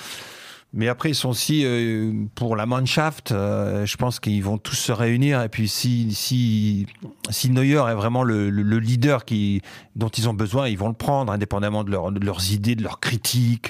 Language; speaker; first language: French; native; French